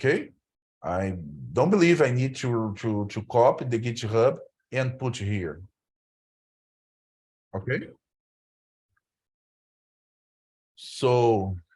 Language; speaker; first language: English; non-native, learner; Portuguese